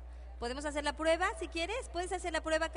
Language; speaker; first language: Spanish; native; Spanish